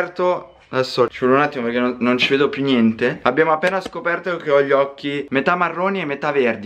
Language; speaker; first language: Italian; native; Italian